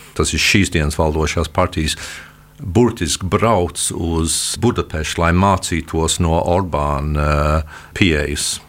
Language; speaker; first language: Latvian; early bilingual, heritage; Latvian